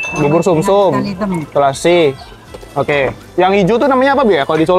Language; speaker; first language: Indonesian; native; Indonesian